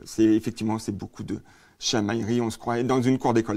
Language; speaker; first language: French; native; French